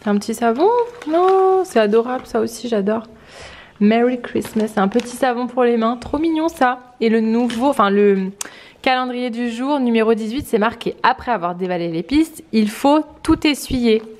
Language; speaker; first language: French; native; French